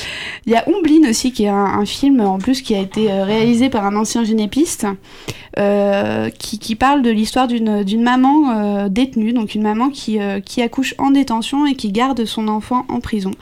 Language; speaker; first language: French; native; French